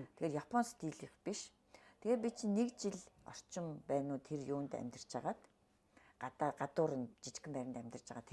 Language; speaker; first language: Mongolian; native; Mongolian